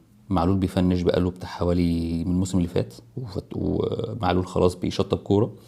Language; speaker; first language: Arabic; native; Arabic